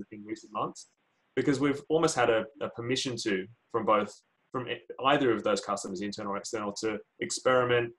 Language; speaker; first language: English; native; English